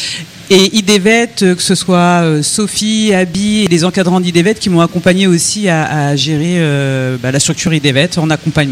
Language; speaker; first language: French; native; French